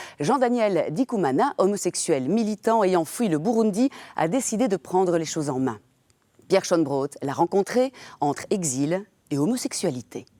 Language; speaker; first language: French; native; French